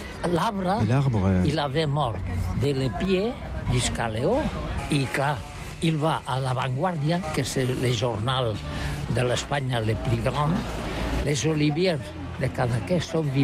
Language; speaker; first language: French; non-native, learner; Catalan